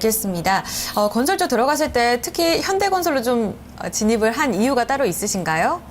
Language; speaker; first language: Korean; native; Korean